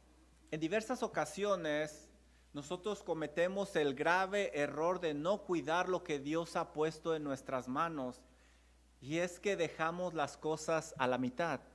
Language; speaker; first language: Spanish; native; Spanish